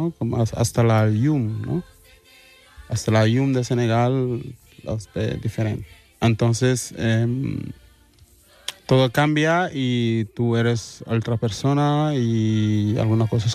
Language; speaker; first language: Catalan; early bilingual, other home language; Wolof